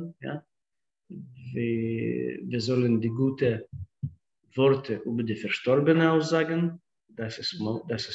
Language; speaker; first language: German; non-native, fluent; Russian